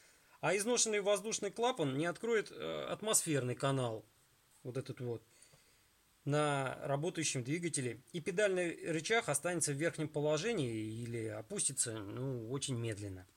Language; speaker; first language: Russian; native; Russian